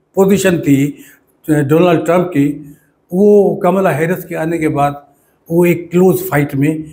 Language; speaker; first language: Urdu; non-native, local second language; Sindhi